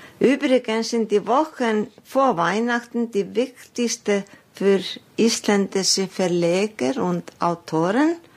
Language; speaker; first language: German; non-native, fluent; Icelandic